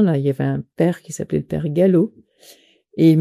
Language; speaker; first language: French; native; French